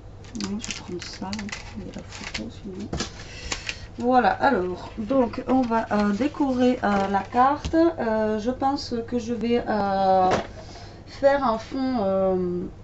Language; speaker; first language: French; native; French